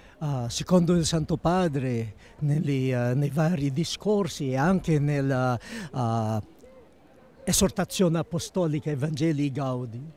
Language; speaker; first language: Italian; non-native, fluent; Filipino